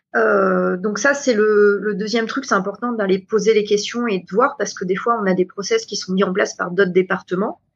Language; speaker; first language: French; native; French